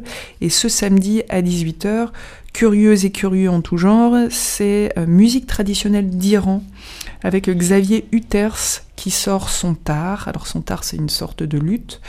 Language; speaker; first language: French; native; French